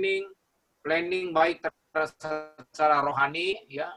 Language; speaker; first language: Indonesian; native; Indonesian